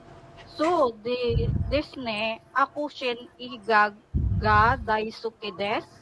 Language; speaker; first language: Japanese; non-native, learner; Filipino